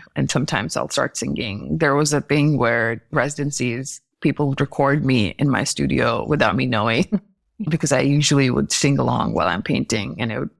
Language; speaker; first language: English; non-native, local second language; Hindi